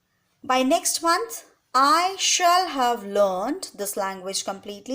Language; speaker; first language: English; non-native, local second language; Hindi